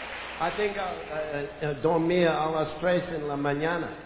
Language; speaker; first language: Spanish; non-native, learner; English